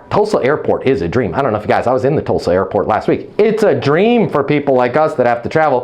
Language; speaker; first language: English; native; English